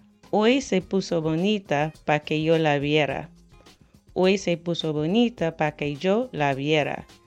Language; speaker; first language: Spanish; non-native, fluent; English